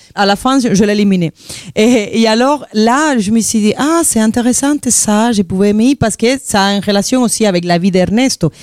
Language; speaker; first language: French; non-native, fluent; Spanish